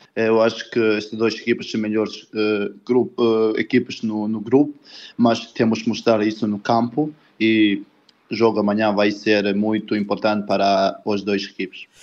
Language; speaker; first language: Portuguese; non-native, learner; Bosnian